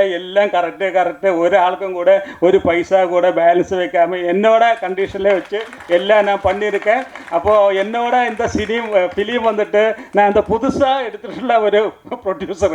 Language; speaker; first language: Tamil; non-native, learner; Malayalam